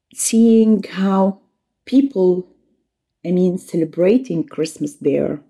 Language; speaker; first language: English; non-native, fluent; Arabic